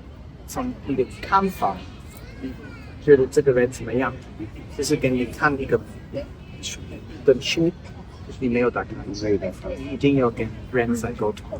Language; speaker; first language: Chinese; non-native, learner; German